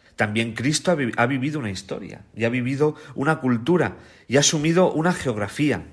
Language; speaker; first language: Spanish; native; Spanish